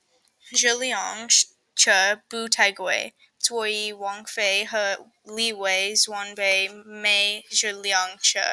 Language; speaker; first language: Chinese; non-native, learner; English